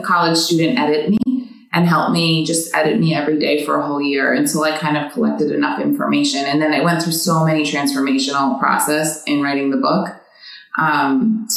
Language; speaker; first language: English; native; English